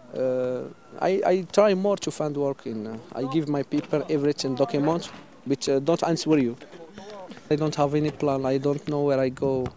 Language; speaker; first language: English; non-native, fluent; Arabic